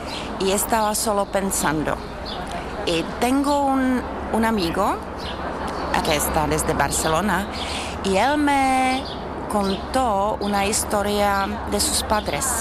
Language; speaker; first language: Spanish; non-native, fluent; Czech